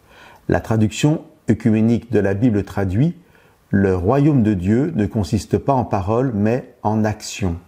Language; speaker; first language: French; native; French